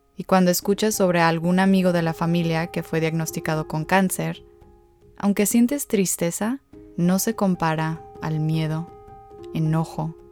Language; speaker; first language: Spanish; early bilingual, heritage; Spanish